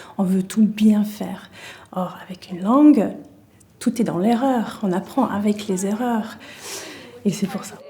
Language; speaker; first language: French; non-native, fluent; English